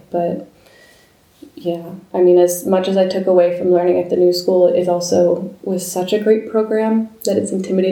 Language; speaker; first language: English; native; English